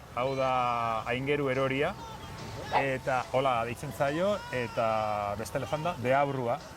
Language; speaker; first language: Basque; non-native, fluent; Spanish